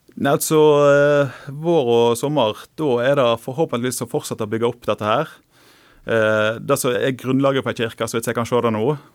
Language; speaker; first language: Norwegian; native; Norwegian